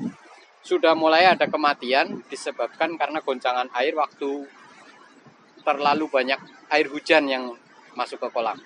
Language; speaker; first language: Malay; non-native, local second language; Javanese